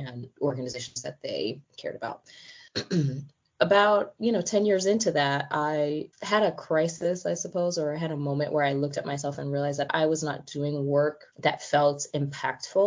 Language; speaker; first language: English; native; English